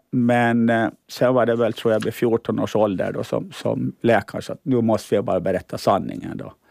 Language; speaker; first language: Swedish; native; Swedish